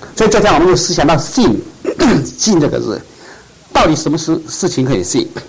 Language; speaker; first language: Chinese; non-native, local second language; Cantonese